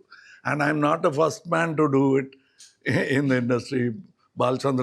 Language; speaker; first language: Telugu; non-native, fluent; Tamil